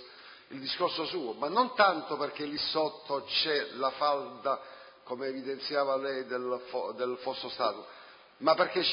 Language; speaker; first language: Italian; native; Italian